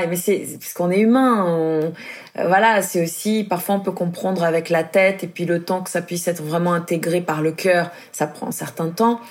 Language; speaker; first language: French; non-native, fluent; Portuguese